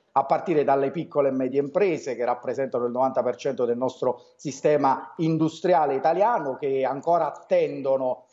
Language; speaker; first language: Italian; native; Italian